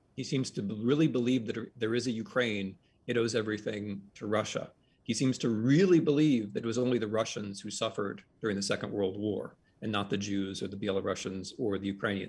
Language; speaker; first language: English; native; English